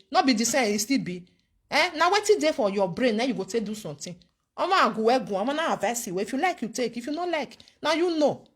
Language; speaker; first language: Nigerian Pidgin; non-native, local second language; Bini